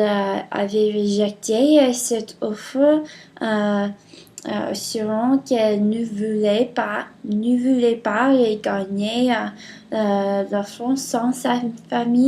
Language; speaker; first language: French; non-native, learner; English